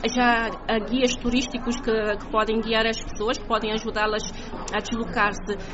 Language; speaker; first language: Portuguese; non-native, local second language; Kabuverdianu